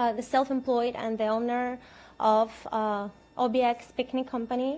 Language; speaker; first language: English; non-native, fluent; Ukrainian